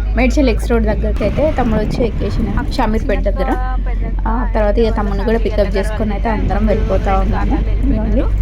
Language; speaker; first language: Telugu; non-native, local second language; Lambadi